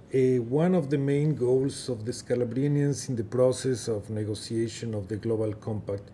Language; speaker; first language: English; non-native, fluent; Persian